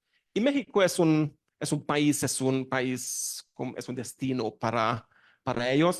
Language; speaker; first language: Spanish; non-native, learner; Hungarian